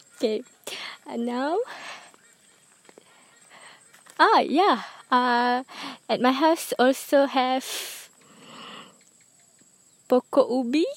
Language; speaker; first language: English; non-native, learner; Malay